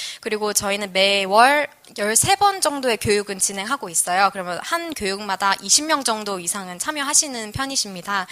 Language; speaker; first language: Korean; native; Korean